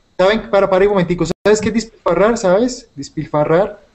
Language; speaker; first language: Spanish; native; Spanish